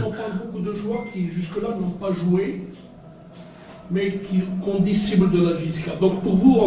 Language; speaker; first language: French; non-native, local second language; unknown